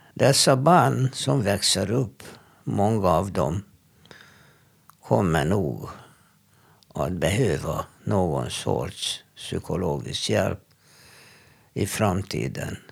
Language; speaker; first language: Swedish; non-native, fluent; Hungarian